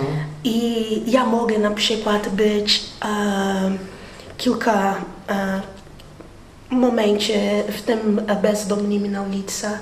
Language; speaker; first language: Polish; non-native, learner; Portuguese